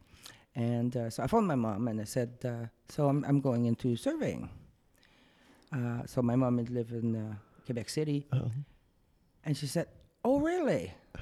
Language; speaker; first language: English; non-native, fluent; French